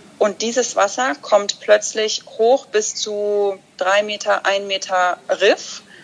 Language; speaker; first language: German; early bilingual, other home language; Russian